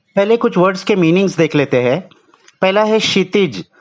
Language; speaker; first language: Hindi; non-native, local second language; Marathi